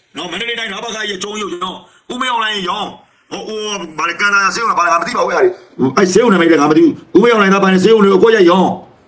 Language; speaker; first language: Burmese; native; Burmese